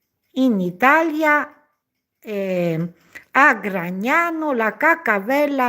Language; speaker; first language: Italian; non-native, learner; Polish